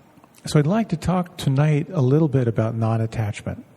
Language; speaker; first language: English; native; English